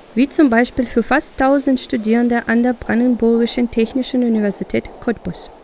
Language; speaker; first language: German; native; German